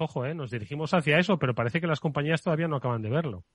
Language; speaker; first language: Spanish; native; Spanish